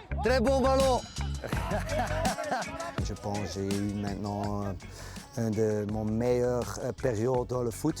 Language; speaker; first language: French; non-native, local second language; Dutch